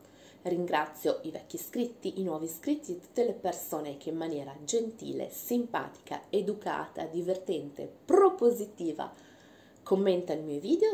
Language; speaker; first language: Italian; native; Italian